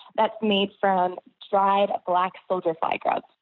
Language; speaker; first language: English; native; English